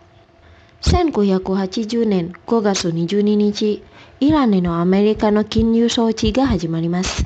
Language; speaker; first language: Japanese; non-native, fluent; Indonesian